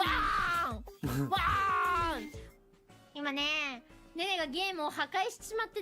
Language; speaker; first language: Japanese; native; Japanese